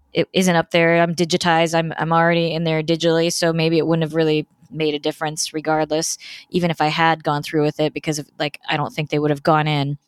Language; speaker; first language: English; native; English